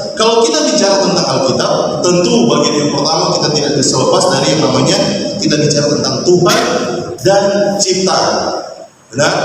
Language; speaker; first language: Indonesian; native; Indonesian